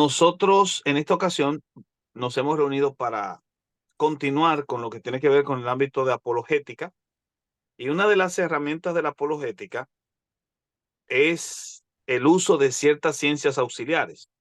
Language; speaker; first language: Spanish; native; Spanish